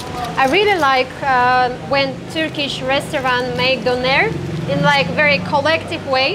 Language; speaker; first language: English; non-native, fluent; Kazakh